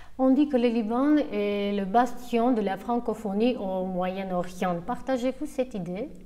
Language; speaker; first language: French; non-native, fluent; Armenian